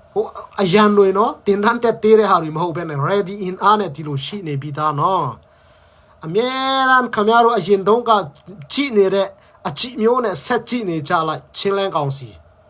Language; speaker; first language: Burmese; non-native, local second language; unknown